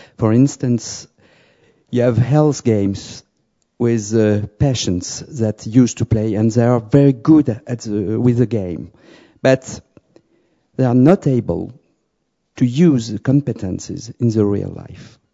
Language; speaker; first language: English; non-native, fluent; French